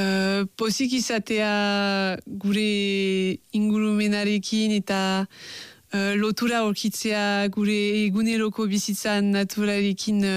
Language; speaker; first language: Basque; non-native, local second language; French